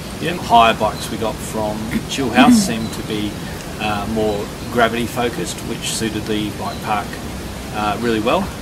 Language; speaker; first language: English; native; English